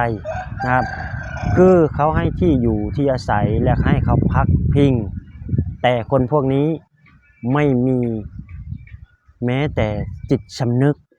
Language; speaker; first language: Thai; non-native, local second language; Lao